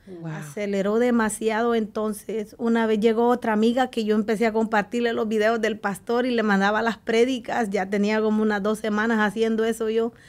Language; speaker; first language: Spanish; native; Spanish